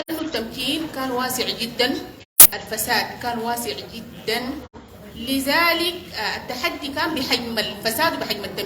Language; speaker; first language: Arabic; native; Arabic